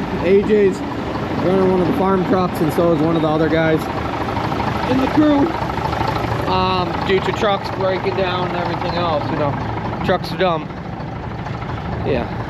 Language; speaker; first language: English; native; English